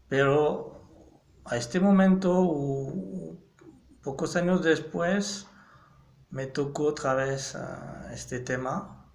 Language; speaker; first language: Spanish; non-native, fluent; French